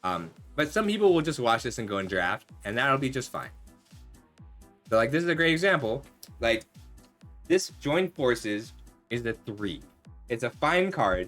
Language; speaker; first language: English; native; English